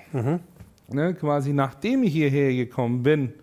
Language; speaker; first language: German; non-native, fluent; Turkish